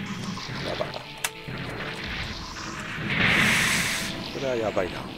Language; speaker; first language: Japanese; native; Japanese